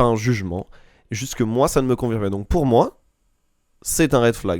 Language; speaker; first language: French; native; French